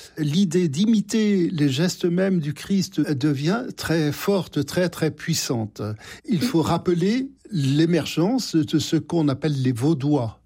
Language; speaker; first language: French; native; French